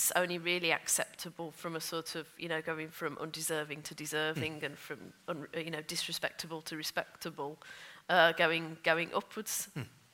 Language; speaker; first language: English; native; English